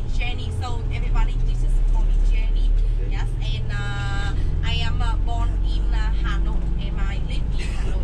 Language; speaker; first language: English; non-native, learner; Vietnamese